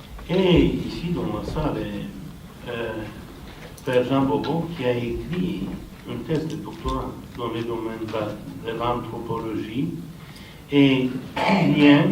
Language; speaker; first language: French; non-native, fluent; Romanian